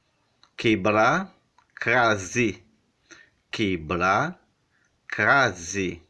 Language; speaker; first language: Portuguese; non-native, fluent; Haitian Creole